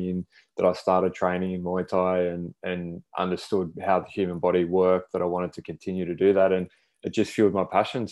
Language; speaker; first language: English; native; English